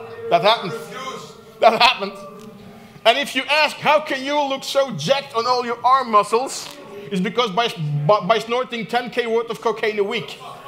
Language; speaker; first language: English; non-native, fluent; Dutch